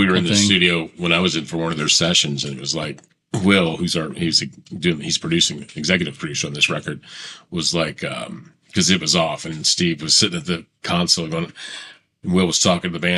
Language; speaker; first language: English; native; English